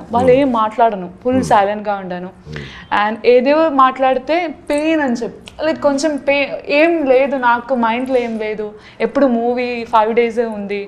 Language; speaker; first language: Telugu; non-native, learner; Malayalam